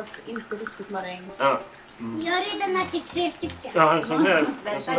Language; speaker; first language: Swedish; non-native, learner; Japanese